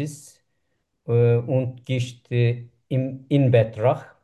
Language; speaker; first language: German; non-native, learner; Turkish